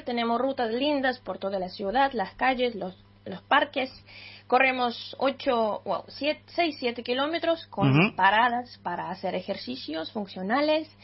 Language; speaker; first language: Spanish; non-native, fluent; Russian